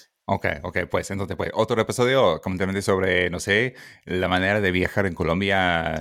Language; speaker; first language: Spanish; non-native, fluent; English